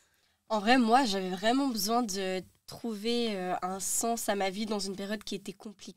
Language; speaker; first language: French; native; French